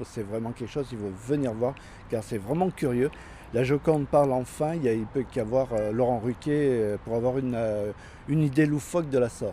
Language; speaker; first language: French; native; French